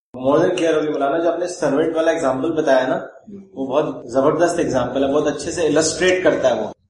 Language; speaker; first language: Urdu; native; Urdu